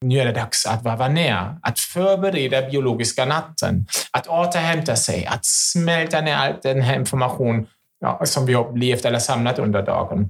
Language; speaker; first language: Swedish; non-native, fluent; German